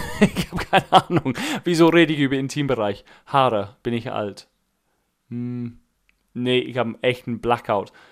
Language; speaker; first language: German; non-native, fluent; English